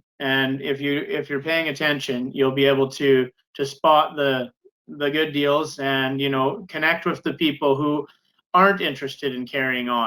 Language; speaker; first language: English; native; English